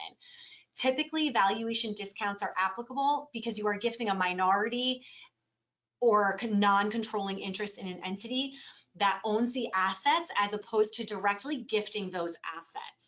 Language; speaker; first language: English; native; English